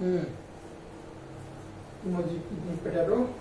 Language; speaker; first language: English; non-native, learner; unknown